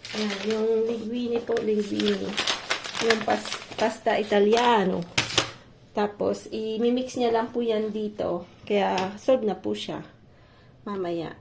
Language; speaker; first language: Filipino; non-native, local second language; Bikol